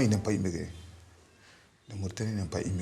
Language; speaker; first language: French; non-native, local second language; Fula